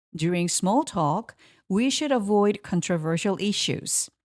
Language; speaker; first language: English; non-native, fluent; Korean